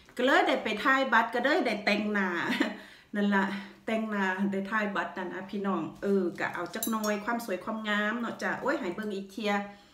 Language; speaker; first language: Thai; native; Thai